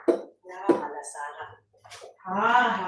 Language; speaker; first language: Arabic; non-native, learner; Indonesian